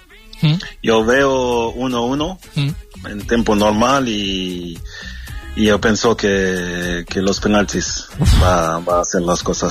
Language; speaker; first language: Spanish; non-native, learner; French